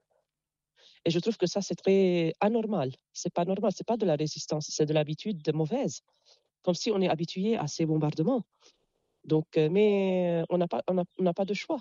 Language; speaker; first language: French; non-native, local second language; Arabic